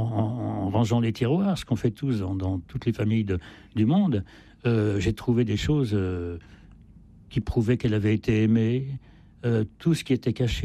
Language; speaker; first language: French; native; French